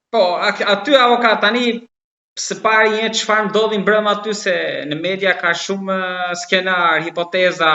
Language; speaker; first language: Albanian; native; Albanian